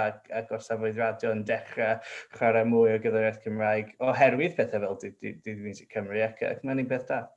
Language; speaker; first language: Welsh; non-native, local second language; English